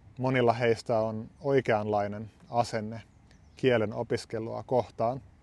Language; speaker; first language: Finnish; native; Finnish